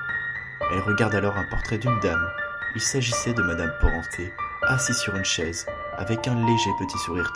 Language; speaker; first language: French; native; French